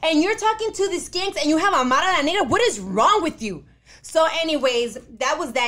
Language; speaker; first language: English; early bilingual, other home language; Spanish